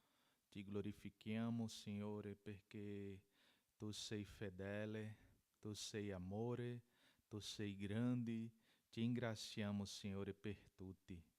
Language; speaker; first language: Italian; non-native, learner; Portuguese